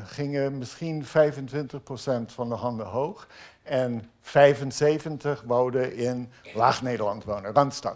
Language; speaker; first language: Dutch; non-native, fluent; English